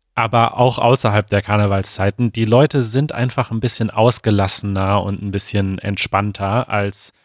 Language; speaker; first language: German; native; German